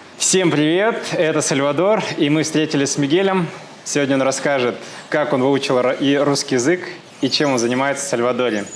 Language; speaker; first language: Russian; native; Russian